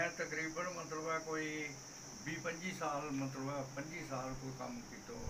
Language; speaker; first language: Punjabi; non-native, local second language; Gujari